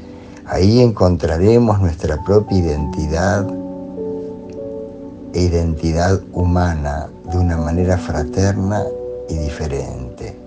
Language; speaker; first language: Spanish; native; Spanish